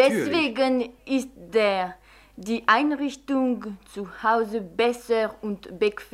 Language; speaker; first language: German; non-native, fluent; French